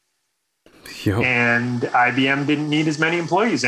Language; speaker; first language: English; native; English